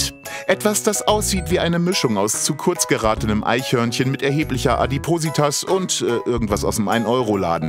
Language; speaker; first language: German; native; German